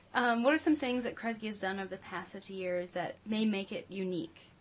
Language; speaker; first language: English; native; English